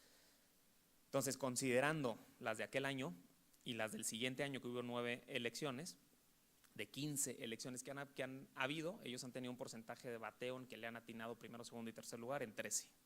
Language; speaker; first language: Spanish; native; Spanish